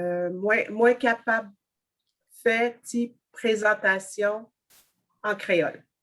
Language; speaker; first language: Haitian Creole; non-native, learner; French